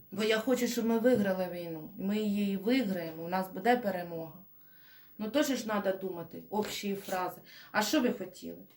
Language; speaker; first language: Ukrainian; non-native, local second language; Russian